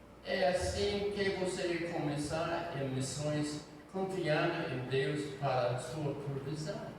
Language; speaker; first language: Portuguese; non-native, fluent; English